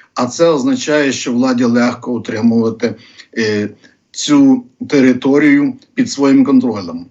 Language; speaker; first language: Ukrainian; native; Ukrainian